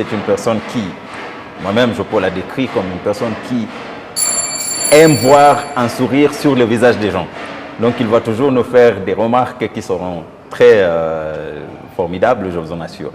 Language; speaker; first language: French; non-native, fluent; Swahili